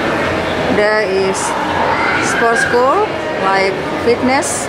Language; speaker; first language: English; non-native, learner; Indonesian